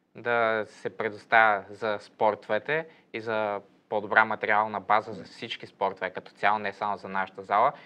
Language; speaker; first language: Bulgarian; native; Bulgarian